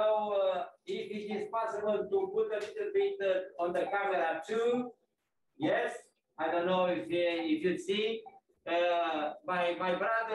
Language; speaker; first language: English; non-native, fluent; Romanian